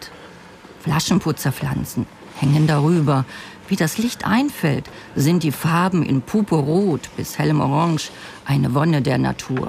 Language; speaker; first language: German; native; German